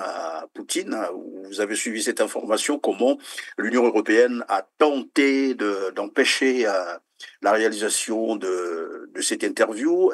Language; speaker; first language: French; native; French